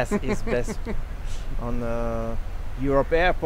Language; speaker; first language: English; non-native, learner; French